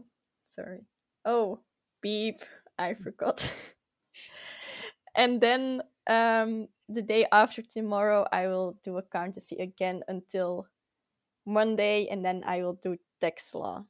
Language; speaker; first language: English; non-native, fluent; Dutch